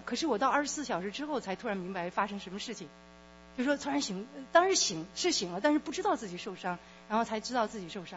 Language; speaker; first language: Chinese; native; Chinese